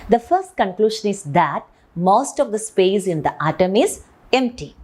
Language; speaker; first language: English; non-native, local second language; Malayalam